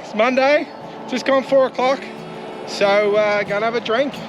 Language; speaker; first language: English; native; English